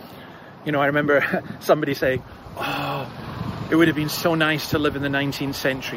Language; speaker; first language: English; native; English